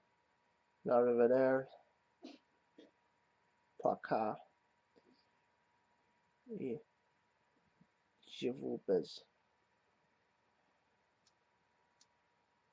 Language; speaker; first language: Russian; non-native, learner; English